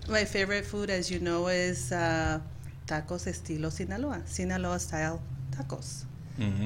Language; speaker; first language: English; non-native, fluent; Spanish